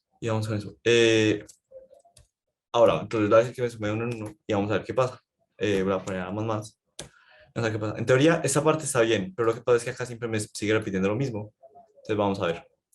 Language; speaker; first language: Spanish; native; Spanish